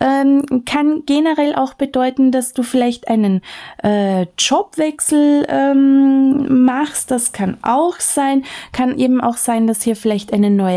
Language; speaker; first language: German; native; German